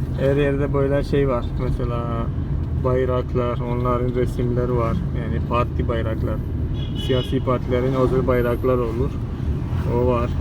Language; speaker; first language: Turkish; non-native, fluent; Malayalam